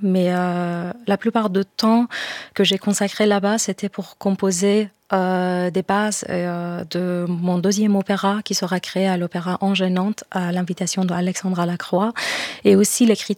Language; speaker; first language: French; non-native, fluent; Persian